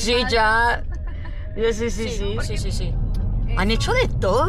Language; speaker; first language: Spanish; early bilingual, heritage; English